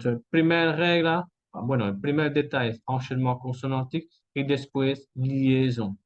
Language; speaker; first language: Spanish; non-native, fluent; French